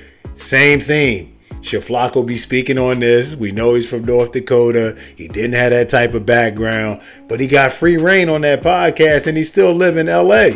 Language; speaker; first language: English; native; English